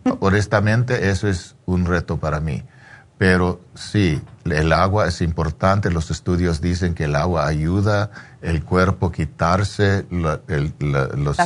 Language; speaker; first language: Spanish; early bilingual, heritage; English